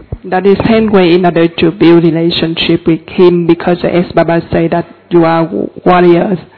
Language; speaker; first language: English; non-native, fluent; Vietnamese